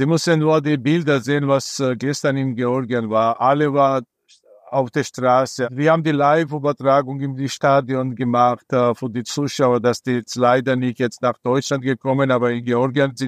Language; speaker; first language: German; non-native, fluent; Georgian